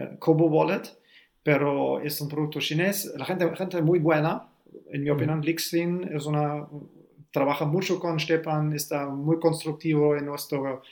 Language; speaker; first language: Spanish; non-native, learner; German